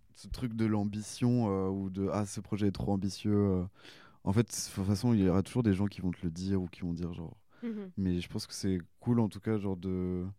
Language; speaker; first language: French; native; French